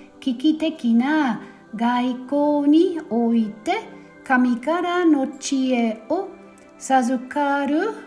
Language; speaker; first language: Japanese; non-native, fluent; German